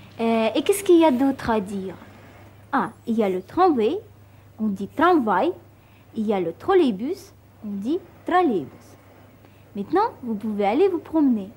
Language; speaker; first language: French; non-native, fluent; Russian